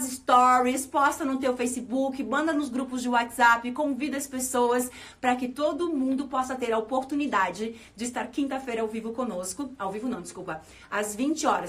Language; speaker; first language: Portuguese; native; Portuguese